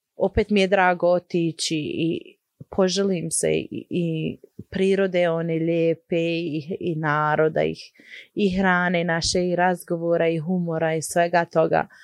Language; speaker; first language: Croatian; early bilingual, heritage; Bosnian